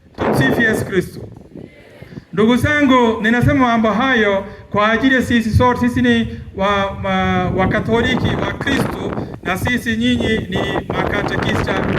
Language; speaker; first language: Swahili; non-native, fluent; Malayalam